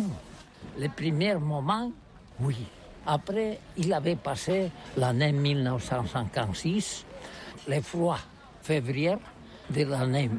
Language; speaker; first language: French; non-native, learner; Catalan